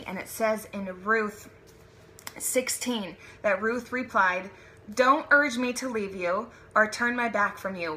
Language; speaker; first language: English; native; English